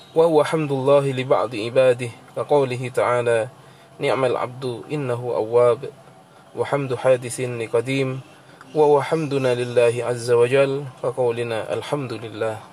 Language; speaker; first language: Arabic; non-native, fluent; Indonesian